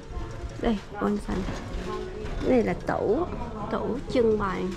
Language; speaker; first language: Vietnamese; non-native, learner; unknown